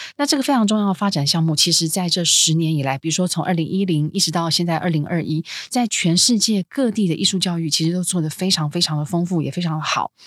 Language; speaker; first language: Chinese; native; Chinese